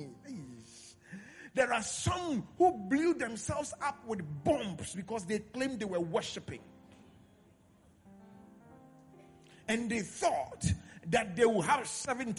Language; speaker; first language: English; non-native, local second language; Akan